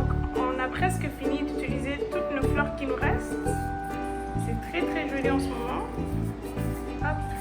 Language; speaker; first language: French; native; French